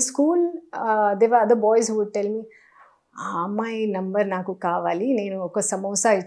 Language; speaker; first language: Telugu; non-native, learner; Hindi